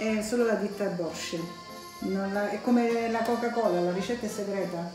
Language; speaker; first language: Italian; native; Italian